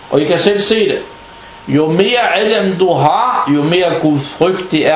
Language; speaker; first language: Danish; non-native, fluent; Arabic